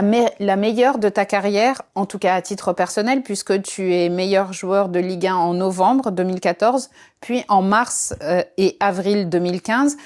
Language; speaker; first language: French; native; French